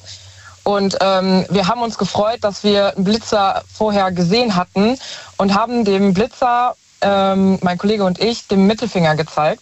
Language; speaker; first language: German; native; German